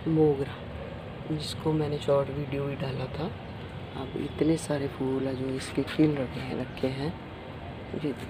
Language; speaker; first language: Hindi; non-native, local second language; Punjabi